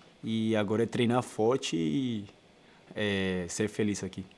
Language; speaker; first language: Portuguese; non-native, learner; Spanish